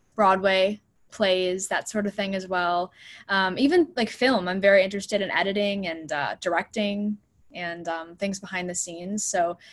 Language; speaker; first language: English; native; English